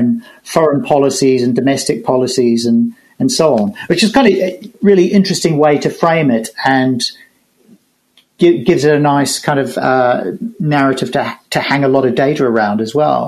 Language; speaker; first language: English; native; English